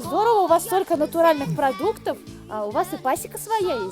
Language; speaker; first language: Russian; native; Russian